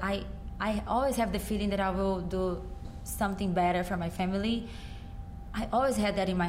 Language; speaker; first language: English; non-native, fluent; Portuguese